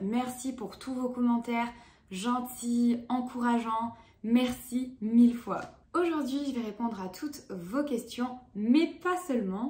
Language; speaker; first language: French; native; French